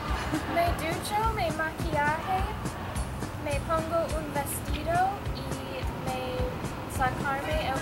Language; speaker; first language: Spanish; non-native, learner; English